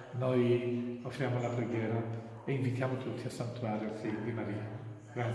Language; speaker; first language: Italian; non-native, learner; Polish